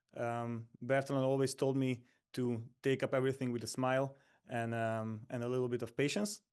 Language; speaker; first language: English; non-native, fluent; Hungarian